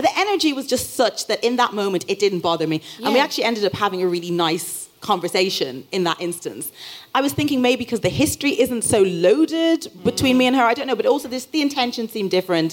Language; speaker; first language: English; native; English